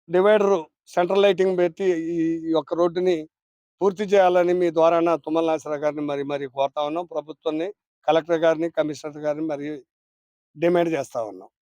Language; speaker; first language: Telugu; native; Telugu